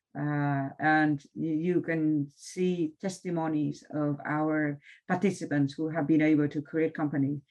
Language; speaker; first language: English; non-native, fluent; Vietnamese